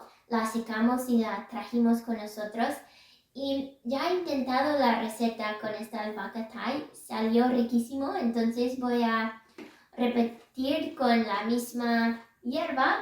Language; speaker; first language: Spanish; non-native, fluent; English